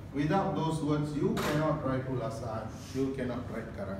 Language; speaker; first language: English; non-native, local second language; Malay